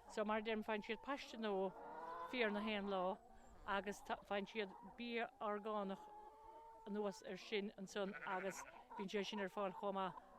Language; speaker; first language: Irish; native; Irish